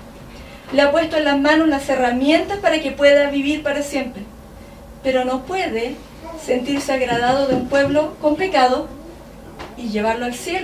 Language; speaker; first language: Spanish; native; Spanish